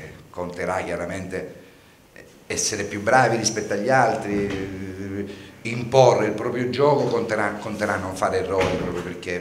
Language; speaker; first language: Italian; native; Italian